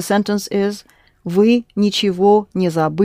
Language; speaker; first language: Russian; non-native, fluent; English